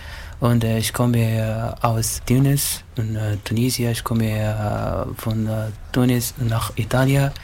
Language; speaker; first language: German; non-native, learner; Arabic